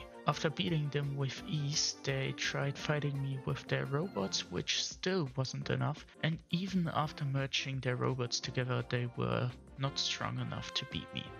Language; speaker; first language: English; non-native, fluent; German